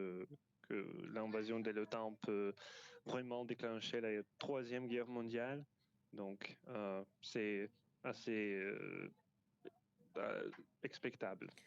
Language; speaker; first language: French; non-native, fluent; Ukrainian